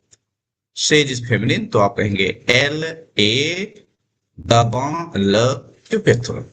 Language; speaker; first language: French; non-native, fluent; Hindi